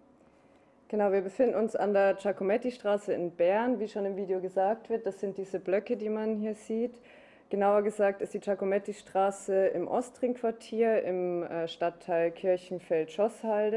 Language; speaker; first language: German; native; German